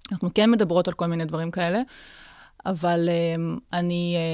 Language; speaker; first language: Hebrew; early bilingual, other home language; Russian